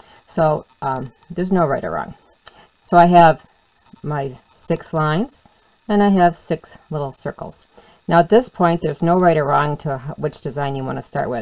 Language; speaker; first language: English; native; English